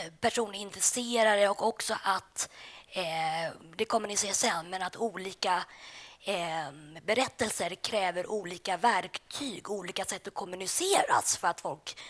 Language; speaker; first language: Swedish; native; Swedish